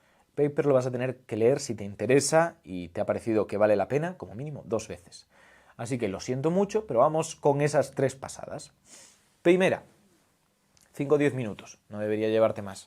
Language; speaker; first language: Spanish; native; Spanish